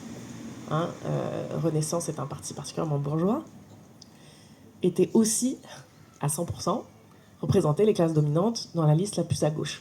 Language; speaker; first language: French; native; French